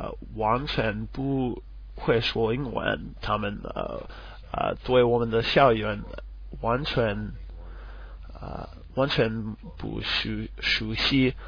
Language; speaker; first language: Chinese; non-native, learner; English